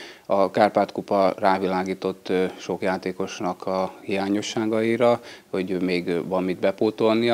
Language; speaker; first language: Hungarian; native; Hungarian